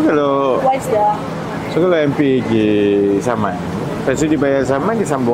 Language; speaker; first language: Malay; native; Malay